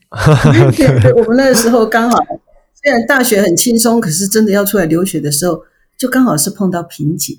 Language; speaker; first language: Chinese; native; Chinese